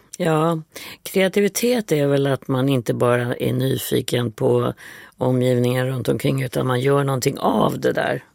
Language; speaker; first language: Swedish; native; Swedish